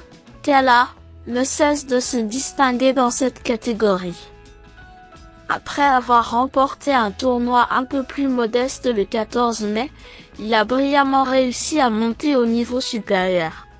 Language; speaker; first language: French; native; French